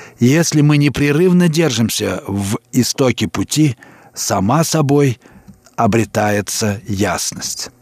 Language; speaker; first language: Russian; native; Russian